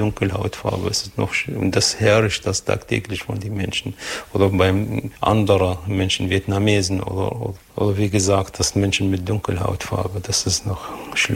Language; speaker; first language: German; non-native, fluent; Arabic